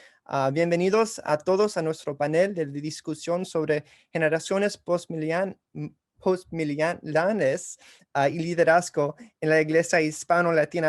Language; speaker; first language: Spanish; early bilingual, heritage; English